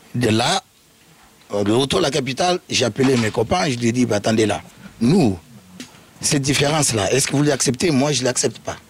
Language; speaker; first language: French; non-native, fluent; Upper Guinea Crioulo